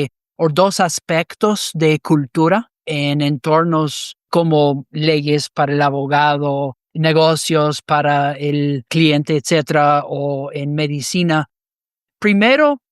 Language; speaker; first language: Spanish; non-native, fluent; English